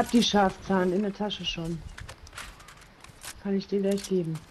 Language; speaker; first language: German; native; German